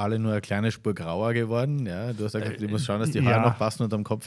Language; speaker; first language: German; native; German